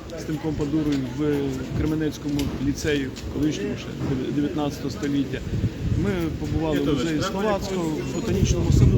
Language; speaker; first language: Ukrainian; native; Ukrainian